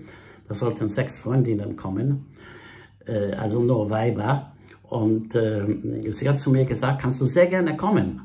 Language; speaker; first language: German; non-native, fluent; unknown